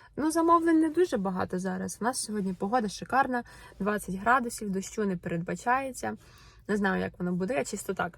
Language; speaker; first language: Ukrainian; non-native, local second language; Russian